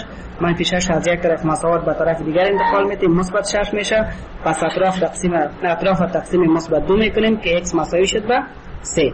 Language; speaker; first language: Persian; native; Persian